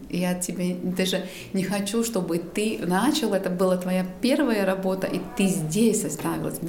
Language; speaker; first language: Russian; non-native, local second language; Latvian